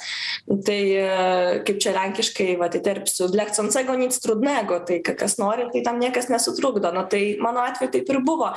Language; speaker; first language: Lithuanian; non-native, local second language; Polish